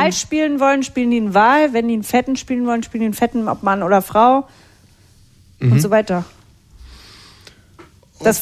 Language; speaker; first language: German; native; German